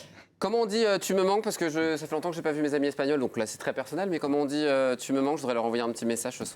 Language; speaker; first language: French; native; French